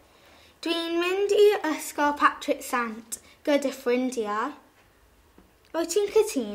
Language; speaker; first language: Welsh; non-native, learner; English